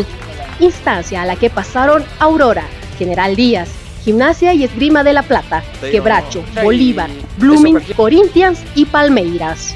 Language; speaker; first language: Spanish; native; Spanish